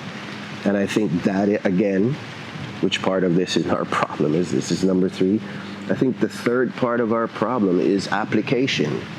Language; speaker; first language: English; native; English